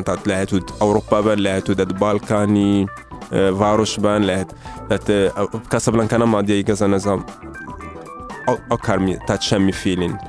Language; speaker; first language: Hungarian; non-native, learner; Arabic